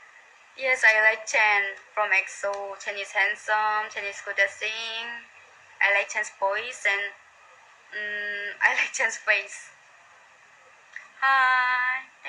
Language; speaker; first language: English; non-native, learner; Korean